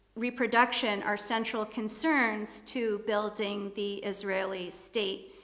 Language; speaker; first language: English; native; English